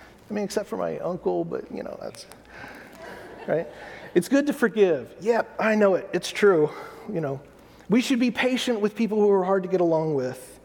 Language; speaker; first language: English; native; English